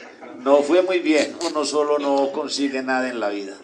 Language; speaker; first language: Spanish; native; Spanish